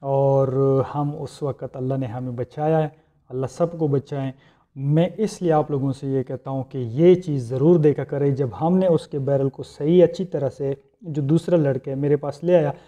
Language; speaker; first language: Urdu; non-native, local second language; Punjabi